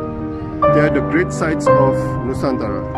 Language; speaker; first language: English; non-native, learner; Indonesian